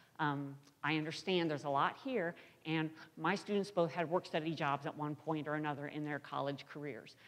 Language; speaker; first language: English; native; English